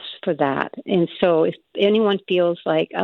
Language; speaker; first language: English; non-native, fluent; Spanish